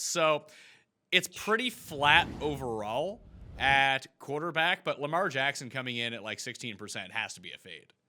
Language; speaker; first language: English; native; English